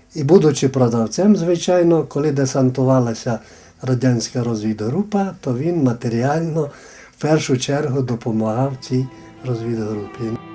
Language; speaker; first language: Ukrainian; native; Ukrainian